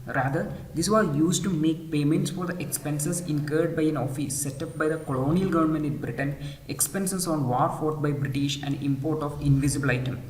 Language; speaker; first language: English; non-native, local second language; Malayalam